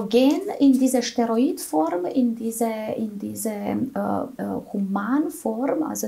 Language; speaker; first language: German; non-native, fluent; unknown